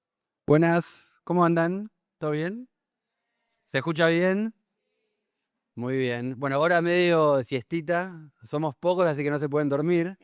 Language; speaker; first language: Spanish; native; Spanish